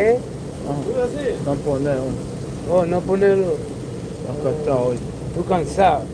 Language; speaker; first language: Spanish; early bilingual, heritage; Spanish